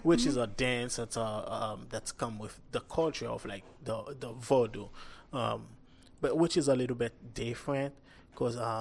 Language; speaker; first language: English; non-native, fluent; Haitian Creole